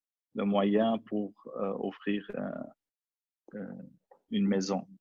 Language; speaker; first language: French; non-native, fluent; Arabic